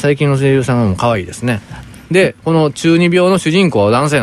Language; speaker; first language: Japanese; native; Japanese